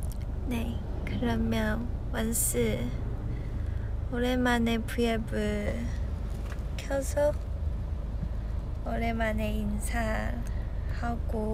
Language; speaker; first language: Korean; non-native, fluent; Chinese